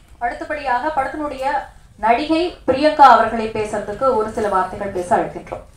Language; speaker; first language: Tamil; native; Tamil